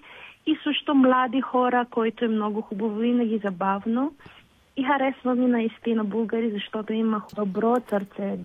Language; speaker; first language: Bulgarian; non-native, learner; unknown